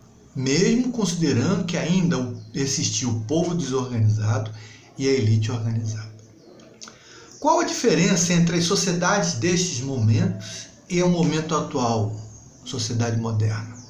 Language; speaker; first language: Portuguese; native; Portuguese